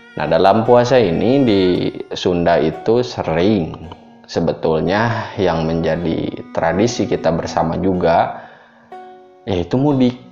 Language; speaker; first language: Indonesian; non-native, local second language; Sundanese